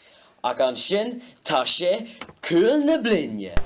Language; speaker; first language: Irish; non-native, local second language; English